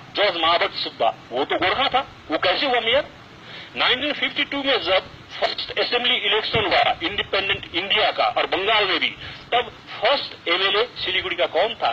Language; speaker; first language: Hindi; non-native, local second language; Nepali